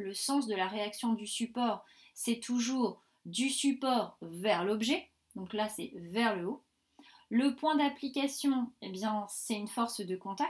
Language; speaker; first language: French; native; French